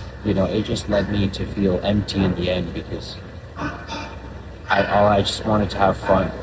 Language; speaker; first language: English; native; English